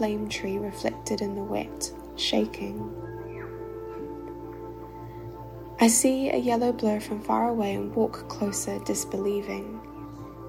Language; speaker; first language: English; native; English